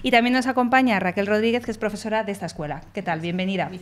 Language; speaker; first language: Spanish; native; Spanish